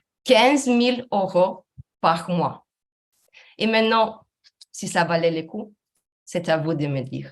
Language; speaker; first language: French; non-native, fluent; Romanian